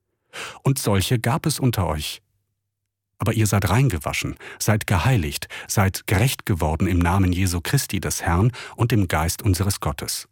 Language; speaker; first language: German; native; German